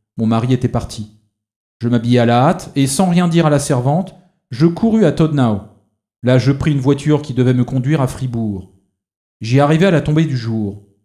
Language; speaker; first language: French; native; French